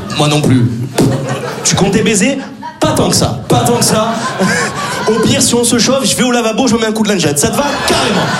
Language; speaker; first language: French; native; French